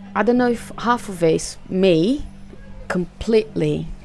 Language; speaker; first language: English; non-native, fluent; Portuguese